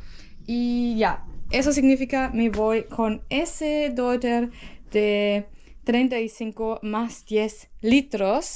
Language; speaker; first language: Spanish; non-native, learner; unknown